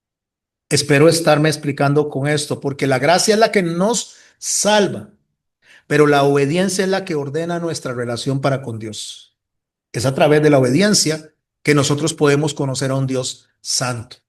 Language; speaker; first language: Spanish; native; Spanish